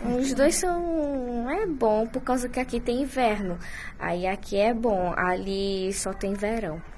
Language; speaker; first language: Portuguese; early bilingual, other home language; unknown